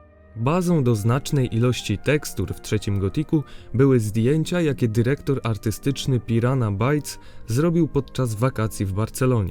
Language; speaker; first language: Polish; native; Polish